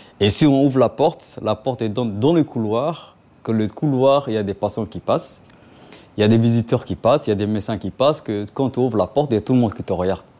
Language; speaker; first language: French; non-native, local second language; Somali